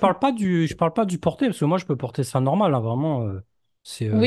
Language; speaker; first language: French; native; French